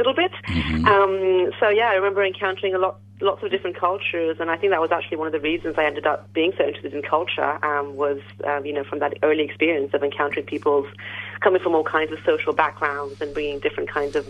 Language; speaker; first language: English; non-native, local second language; French